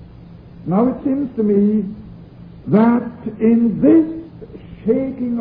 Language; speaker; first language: English; non-native, local second language; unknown